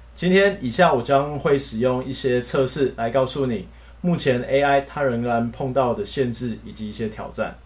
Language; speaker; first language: Chinese; native; Chinese